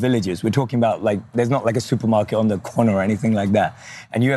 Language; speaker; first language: English; native; English